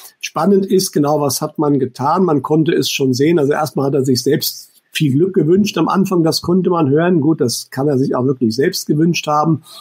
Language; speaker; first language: German; native; German